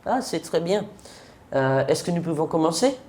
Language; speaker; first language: French; non-native, learner; Hindi